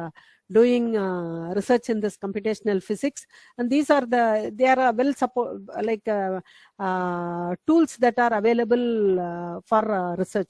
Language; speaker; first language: English; non-native, local second language; Tamil